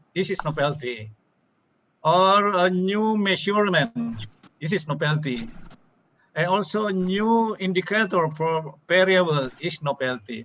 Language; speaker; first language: English; non-native, learner; Indonesian